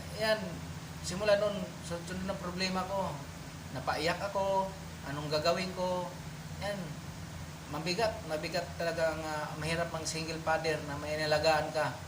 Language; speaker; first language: Filipino; non-native, local second language; Cebuano